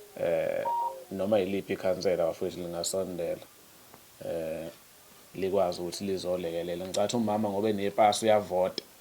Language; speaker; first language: Zulu; native; Zulu